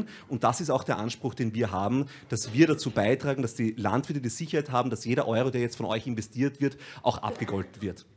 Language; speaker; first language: German; native; German